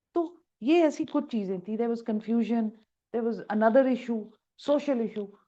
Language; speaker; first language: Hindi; native; Hindi